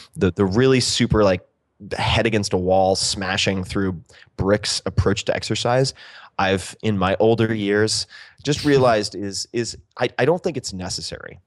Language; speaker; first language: English; native; English